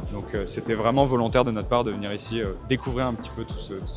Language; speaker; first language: French; native; French